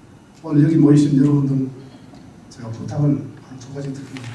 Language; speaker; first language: Korean; native; Korean